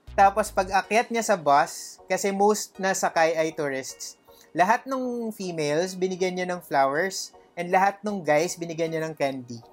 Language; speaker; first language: Filipino; native; Filipino